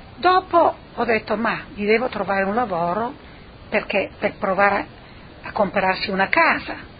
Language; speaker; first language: Italian; non-native, local second language; Friulian